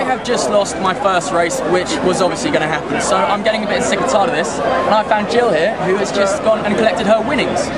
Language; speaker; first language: English; native; English